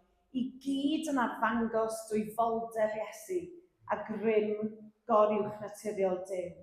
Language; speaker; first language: Welsh; native; Welsh